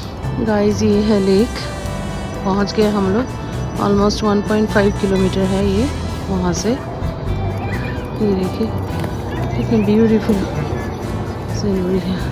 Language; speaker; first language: Hindi; non-native, local second language; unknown